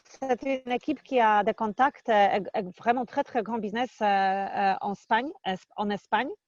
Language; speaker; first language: French; non-native, fluent; Polish